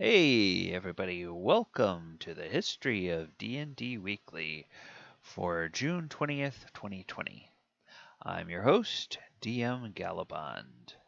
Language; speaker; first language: English; native; English